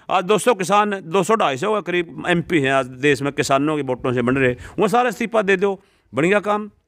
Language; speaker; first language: Hindi; native; Hindi